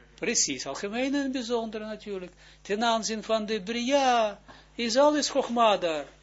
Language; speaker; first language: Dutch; non-native, fluent; Hebrew